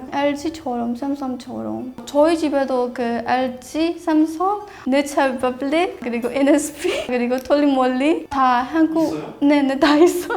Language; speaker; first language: Korean; non-native, fluent; Burmese